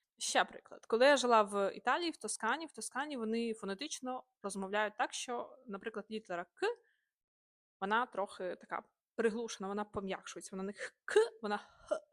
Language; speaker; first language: Ukrainian; native; Ukrainian